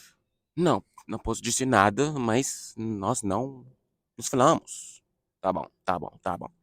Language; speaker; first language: Portuguese; non-native, fluent; English